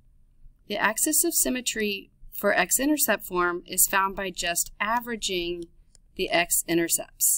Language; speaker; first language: English; native; English